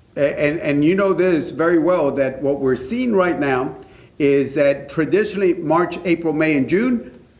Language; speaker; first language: English; early bilingual, other home language; Spanish